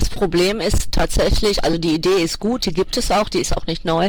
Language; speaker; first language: German; native; German